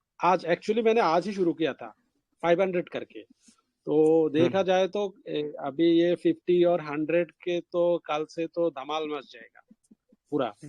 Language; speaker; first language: Hindi; native; Hindi